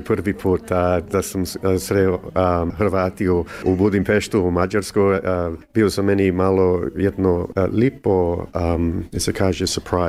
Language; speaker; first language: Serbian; early bilingual, heritage; English